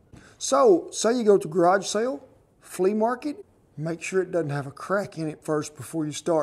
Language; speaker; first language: English; native; English